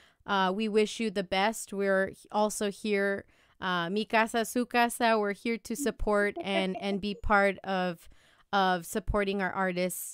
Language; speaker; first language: English; early bilingual, other home language; Spanish